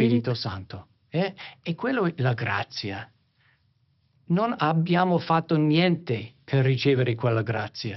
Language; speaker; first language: Italian; non-native, fluent; English